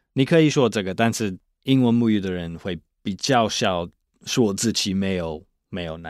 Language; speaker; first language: Chinese; non-native, fluent; English